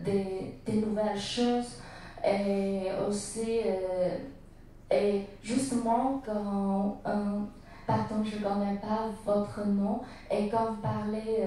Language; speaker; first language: French; non-native, learner; Chinese